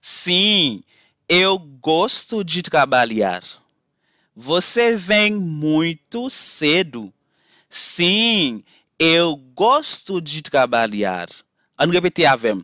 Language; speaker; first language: Portuguese; non-native, fluent; Haitian Creole